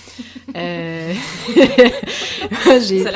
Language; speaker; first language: French; native; French